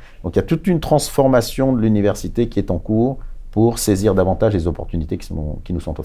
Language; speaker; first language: French; native; French